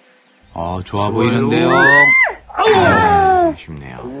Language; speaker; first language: Korean; native; Korean